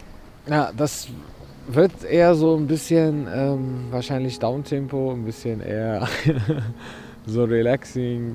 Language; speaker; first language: German; non-native, fluent; Arabic